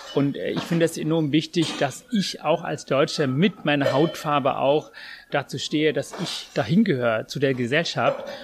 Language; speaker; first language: German; non-native, fluent; Tamil